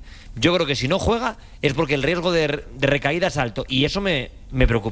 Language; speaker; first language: Spanish; native; Spanish